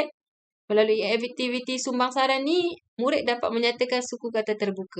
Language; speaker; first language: Malay; native; Malay